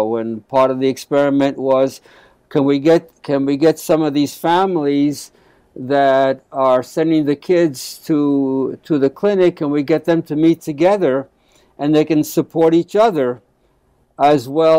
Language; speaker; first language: English; early bilingual, other home language; Spanish